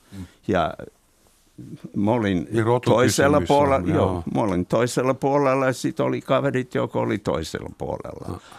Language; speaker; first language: Finnish; non-native, fluent; English